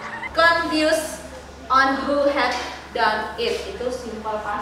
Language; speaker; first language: English; non-native, learner; Indonesian